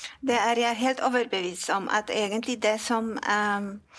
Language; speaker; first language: Norwegian; non-native, fluent; Polish